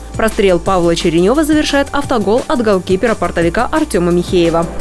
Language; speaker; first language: Russian; native; Russian